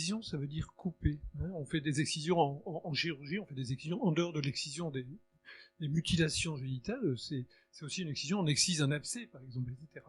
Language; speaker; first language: French; native; French